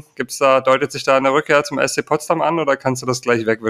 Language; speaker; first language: German; native; German